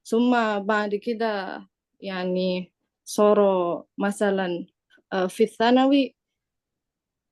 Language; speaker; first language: Arabic; non-native, learner; Indonesian